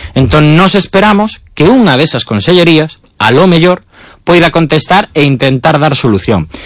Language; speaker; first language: Galician; native; Galician